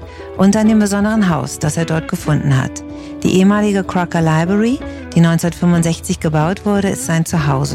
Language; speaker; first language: German; native; German